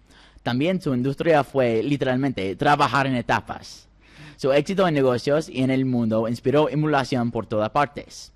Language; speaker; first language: Spanish; non-native, fluent; English